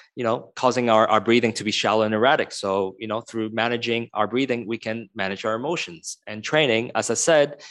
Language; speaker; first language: English; non-native, local second language; Cantonese